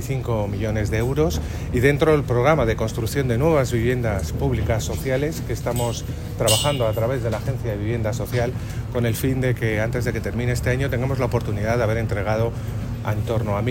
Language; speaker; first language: Spanish; native; Spanish